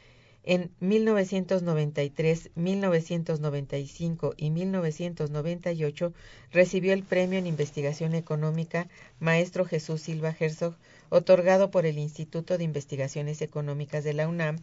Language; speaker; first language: Spanish; native; Spanish